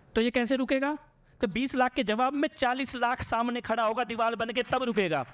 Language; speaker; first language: Hindi; native; Hindi